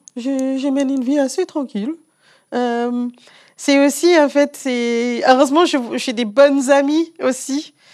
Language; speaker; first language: French; non-native, fluent; English